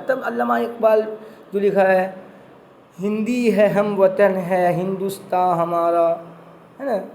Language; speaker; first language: Urdu; native; Urdu